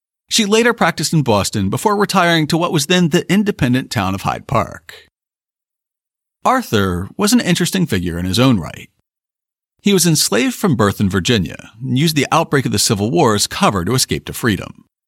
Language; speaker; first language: English; native; English